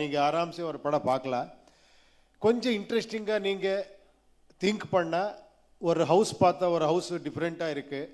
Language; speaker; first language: Tamil; non-native, learner; Kannada